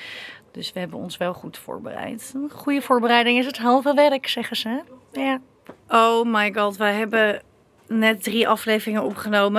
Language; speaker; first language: Dutch; native; Dutch